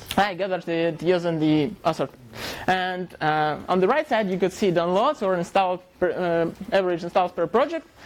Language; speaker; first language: English; non-native, fluent; Russian